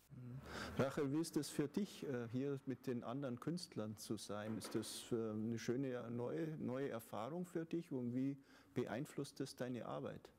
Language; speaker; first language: German; native; German